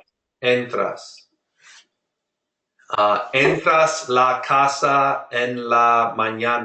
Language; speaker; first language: Spanish; non-native, fluent; English